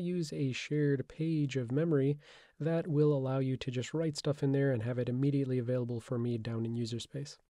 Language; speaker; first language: English; native; English